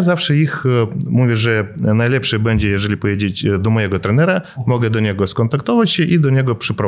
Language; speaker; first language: Polish; non-native, fluent; Russian